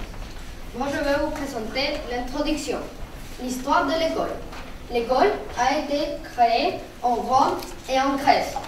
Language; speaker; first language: French; non-native, learner; Spanish